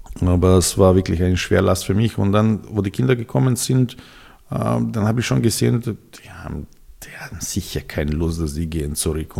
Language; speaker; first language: German; non-native, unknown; Serbian